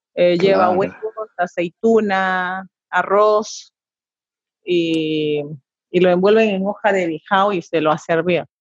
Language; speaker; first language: Spanish; native; Spanish